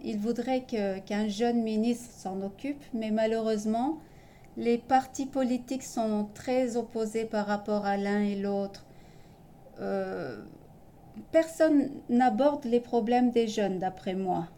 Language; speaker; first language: French; early bilingual, other home language; Turkish